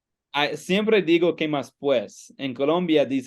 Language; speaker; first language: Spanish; non-native, learner; English